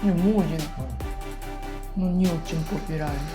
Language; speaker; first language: Russian; non-native, learner; Japanese